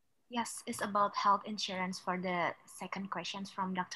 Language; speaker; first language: English; non-native, fluent; Indonesian